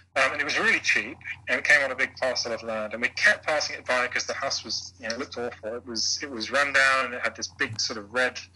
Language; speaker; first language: English; native; English